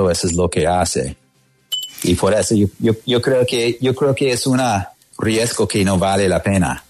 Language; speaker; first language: Spanish; non-native, fluent; English